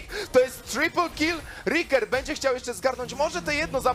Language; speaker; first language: Polish; native; Polish